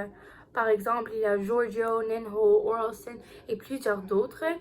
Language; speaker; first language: French; non-native, learner; English